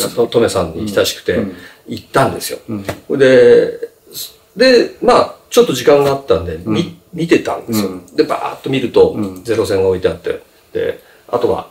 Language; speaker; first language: Japanese; native; Japanese